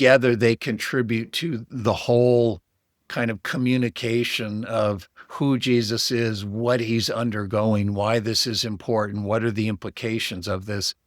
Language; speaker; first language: English; native; English